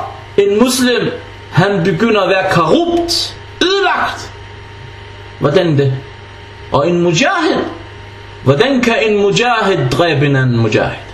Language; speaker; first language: Danish; early bilingual, other home language; Arabic